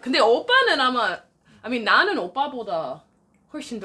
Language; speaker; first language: Korean; non-native, learner; English